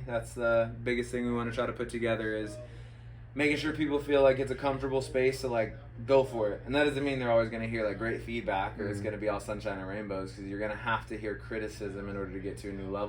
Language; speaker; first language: English; native; English